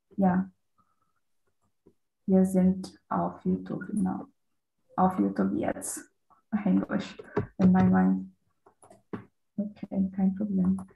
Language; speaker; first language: German; non-native, learner; Portuguese